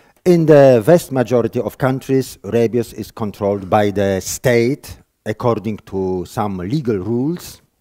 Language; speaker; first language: English; non-native, fluent; Polish